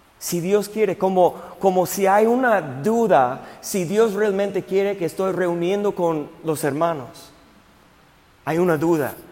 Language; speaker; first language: Spanish; non-native, fluent; English